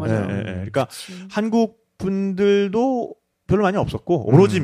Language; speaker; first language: Korean; native; Korean